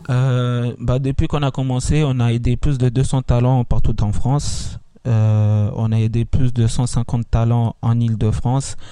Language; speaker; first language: French; early bilingual, other home language; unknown